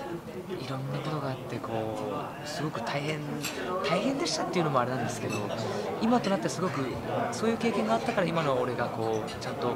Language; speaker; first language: Japanese; early bilingual, other home language; Burmese